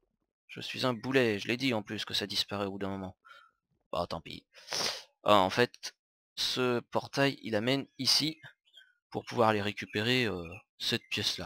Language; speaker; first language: French; native; French